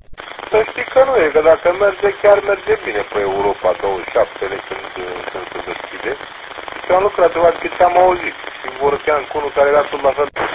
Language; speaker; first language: Romanian; native; Romanian